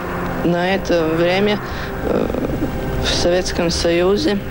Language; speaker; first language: Russian; non-native, local second language; Latvian